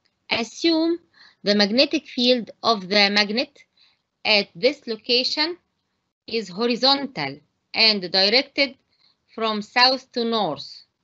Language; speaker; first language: English; non-native, fluent; Arabic